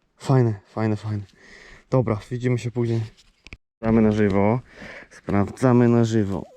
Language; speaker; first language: Polish; native; Polish